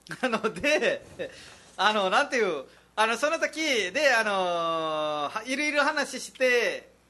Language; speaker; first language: Japanese; non-native, fluent; Nepali